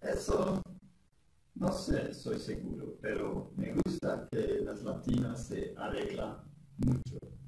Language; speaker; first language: Spanish; non-native, learner; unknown